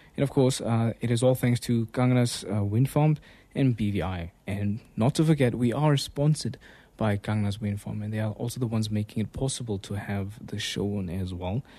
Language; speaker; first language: English; non-native, local second language; Afrikaans